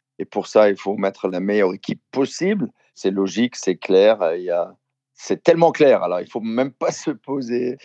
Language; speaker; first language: French; non-native, fluent; German